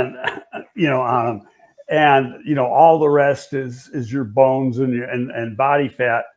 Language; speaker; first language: English; native; English